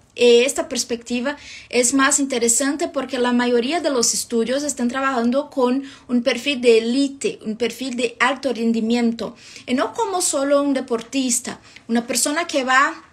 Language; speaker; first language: Spanish; non-native, fluent; Portuguese